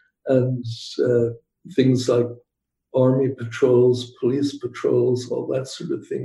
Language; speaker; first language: English; native; English